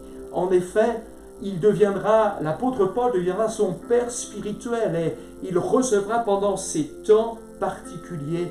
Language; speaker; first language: French; native; French